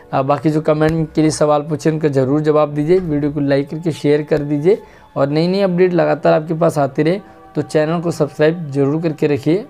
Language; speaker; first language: Hindi; native; Hindi